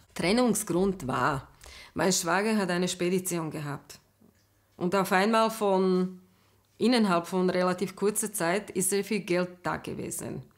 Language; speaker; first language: German; non-native, fluent; Slovak